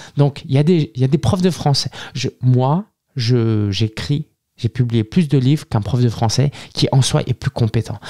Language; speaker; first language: French; early bilingual, other home language; Chinese